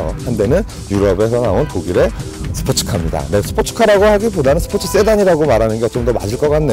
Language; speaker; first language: Korean; native; Korean